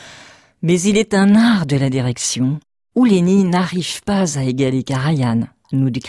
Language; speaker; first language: French; native; French